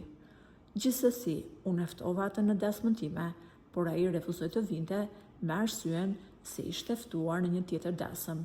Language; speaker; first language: Albanian; native; Albanian